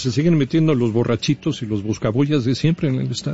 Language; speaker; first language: Spanish; native; Spanish